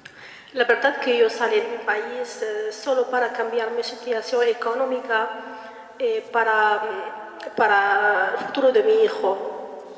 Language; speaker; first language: Spanish; non-native, learner; Arabic